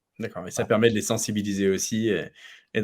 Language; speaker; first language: French; native; French